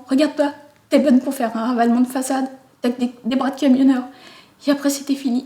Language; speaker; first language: French; native; French